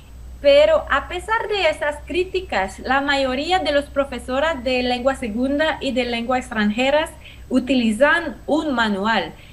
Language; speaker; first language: Spanish; non-native, fluent; French